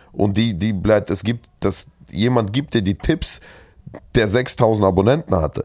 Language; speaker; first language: German; early bilingual, other home language; Russian